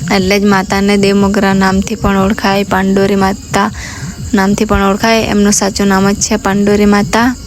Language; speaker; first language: Gujarati; non-native, local second language; Gamit